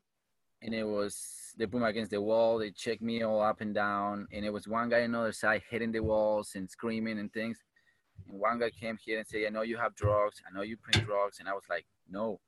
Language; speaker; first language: English; non-native, fluent; Spanish